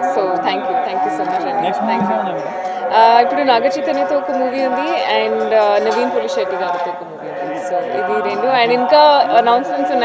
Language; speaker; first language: Telugu; non-native, learner; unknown